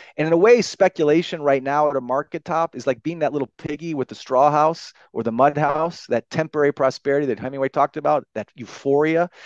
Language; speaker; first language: English; native; English